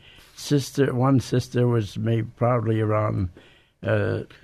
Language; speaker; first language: English; native; English